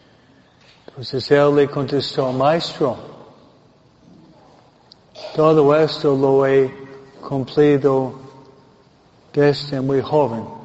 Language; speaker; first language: Spanish; non-native, fluent; English